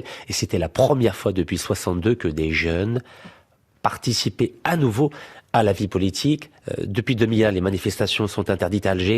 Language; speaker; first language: French; native; French